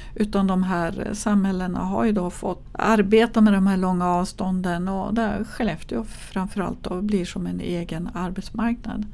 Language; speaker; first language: Swedish; native; Swedish